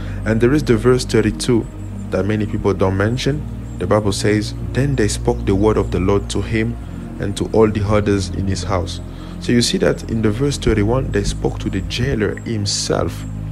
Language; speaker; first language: English; non-native, fluent; French